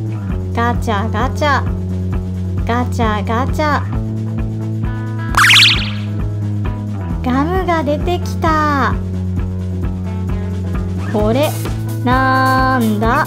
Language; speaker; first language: Japanese; native; Japanese